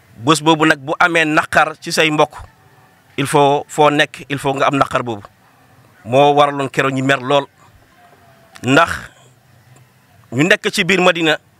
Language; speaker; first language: Wolof; non-native, local second language; Fula